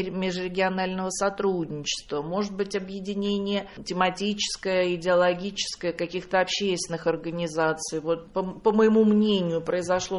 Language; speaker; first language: Russian; native; Russian